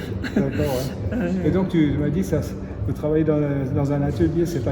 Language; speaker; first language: French; native; French